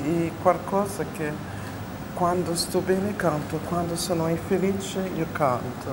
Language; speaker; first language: Italian; non-native, fluent; French